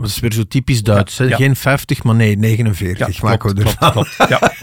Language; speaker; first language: Dutch; native; Dutch